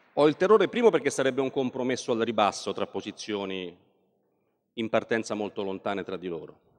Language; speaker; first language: Italian; native; Italian